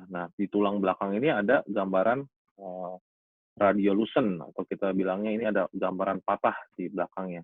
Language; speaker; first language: Indonesian; native; Indonesian